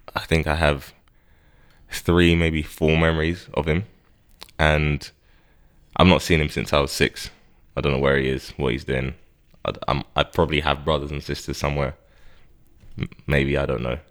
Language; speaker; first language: English; native; English